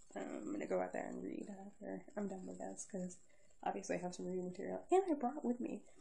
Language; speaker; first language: English; native; English